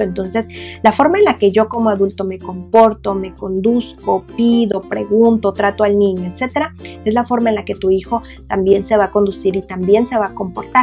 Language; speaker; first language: Spanish; native; Spanish